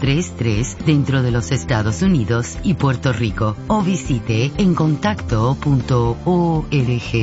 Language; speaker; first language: Spanish; native; Spanish